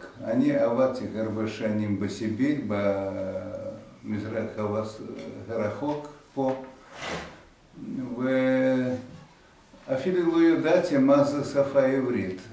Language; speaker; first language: Hebrew; non-native, fluent; Russian